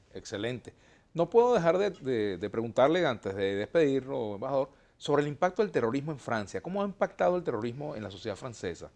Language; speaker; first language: Spanish; native; Spanish